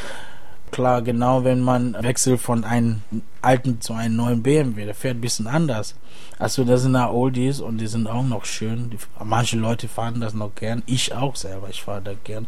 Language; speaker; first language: German; non-native, fluent; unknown